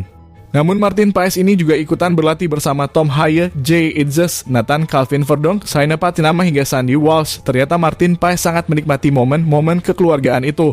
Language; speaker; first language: Indonesian; native; Indonesian